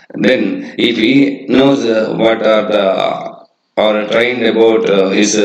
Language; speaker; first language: English; non-native, local second language; Kannada